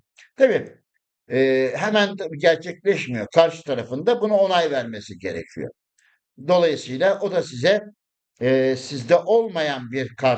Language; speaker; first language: Turkish; native; Turkish